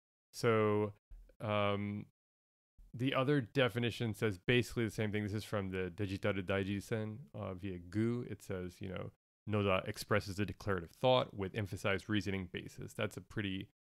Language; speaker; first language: English; native; English